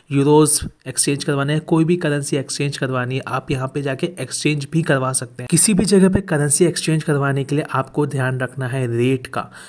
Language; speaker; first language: Hindi; native; Hindi